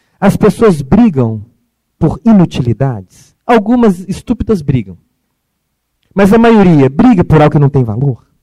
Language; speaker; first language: Portuguese; early bilingual, other home language; Arabic